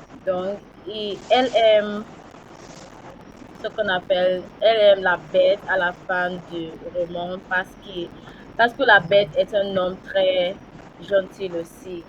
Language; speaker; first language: French; non-native, learner; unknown